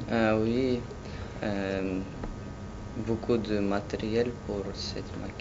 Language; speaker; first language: French; non-native, learner; Russian